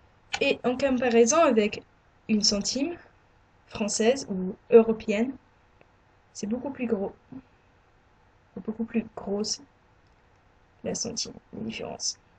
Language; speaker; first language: French; non-native, learner; English